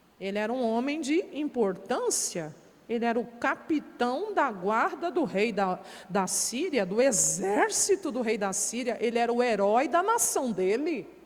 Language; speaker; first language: Portuguese; native; Portuguese